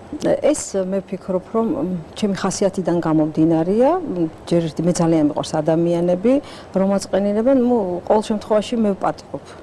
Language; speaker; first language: Georgian; native; Georgian